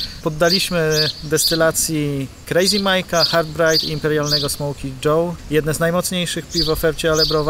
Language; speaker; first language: Polish; native; Polish